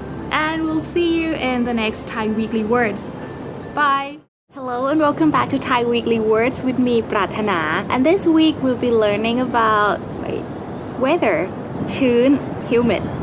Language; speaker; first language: English; non-native, fluent; Thai